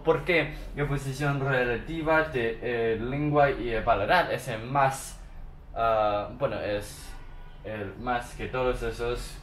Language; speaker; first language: Spanish; non-native, learner; Chinese